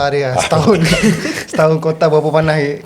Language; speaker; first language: Malay; native; Malay